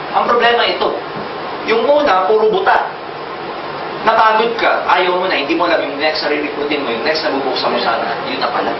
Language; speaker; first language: Filipino; native; Filipino